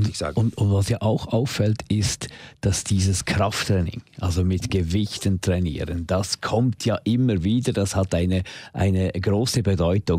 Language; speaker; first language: German; native; German